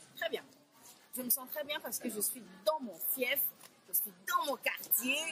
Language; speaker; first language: French; non-native, local second language; Sango